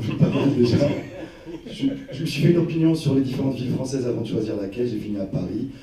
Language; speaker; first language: French; non-native, local second language; Arabic